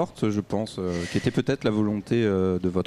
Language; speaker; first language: French; native; French